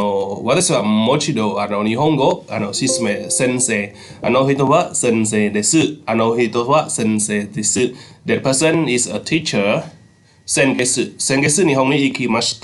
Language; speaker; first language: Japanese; non-native, fluent; Khmer